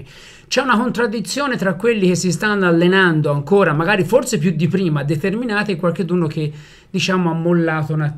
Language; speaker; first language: Italian; native; Italian